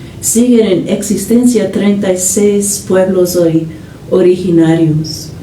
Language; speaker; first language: Spanish; non-native, fluent; English